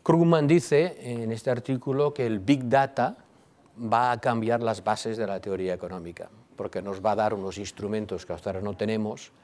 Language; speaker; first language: Spanish; non-native, local second language; Catalan